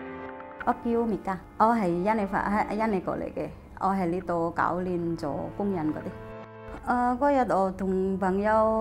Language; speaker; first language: Chinese; non-native, fluent; Indonesian